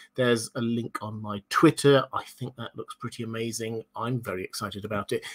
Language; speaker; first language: English; native; English